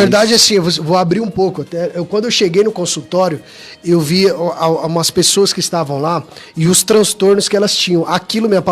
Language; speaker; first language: Portuguese; native; Portuguese